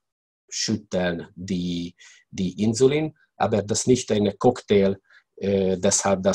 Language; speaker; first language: German; non-native, learner; Hungarian